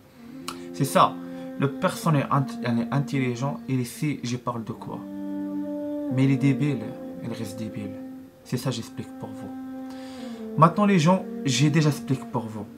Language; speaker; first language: French; non-native, learner; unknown